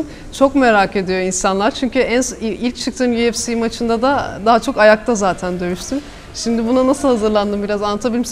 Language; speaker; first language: Turkish; native; Turkish